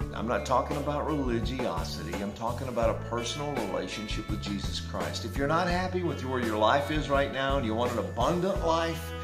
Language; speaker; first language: English; native; English